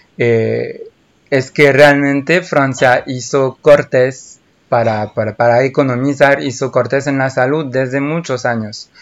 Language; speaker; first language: Spanish; non-native, fluent; French